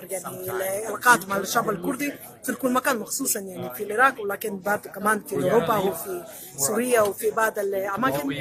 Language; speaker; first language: Arabic; non-native, fluent; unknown